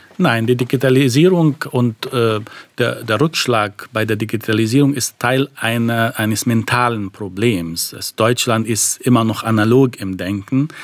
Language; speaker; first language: German; non-native, fluent; Arabic